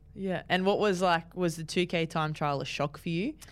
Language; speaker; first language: English; native; English